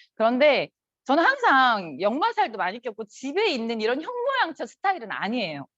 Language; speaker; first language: Korean; native; Korean